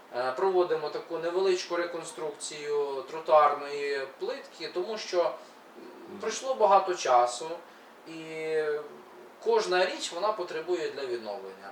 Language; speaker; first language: Ukrainian; native; Ukrainian